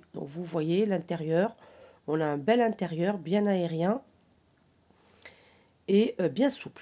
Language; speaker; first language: French; native; French